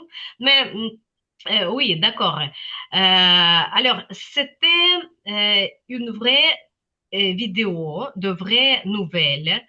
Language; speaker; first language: French; non-native, fluent; Ukrainian